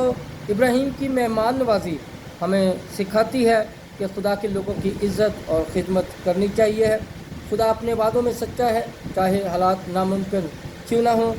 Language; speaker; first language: Urdu; native; Urdu